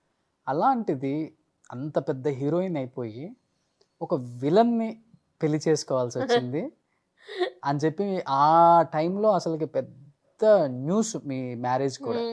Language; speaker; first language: Telugu; native; Telugu